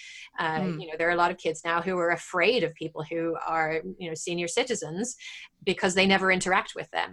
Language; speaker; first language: English; native; English